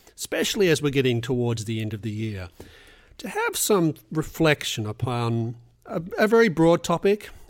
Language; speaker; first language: English; native; English